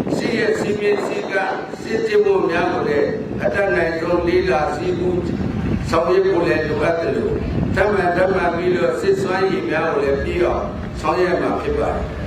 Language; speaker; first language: Burmese; non-native, local second language; Pa'o Karen